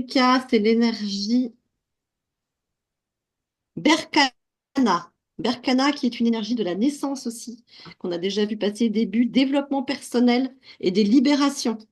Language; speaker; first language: French; native; French